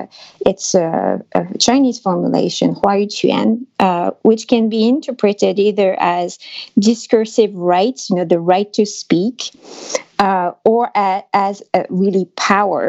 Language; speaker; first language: English; non-native, fluent; French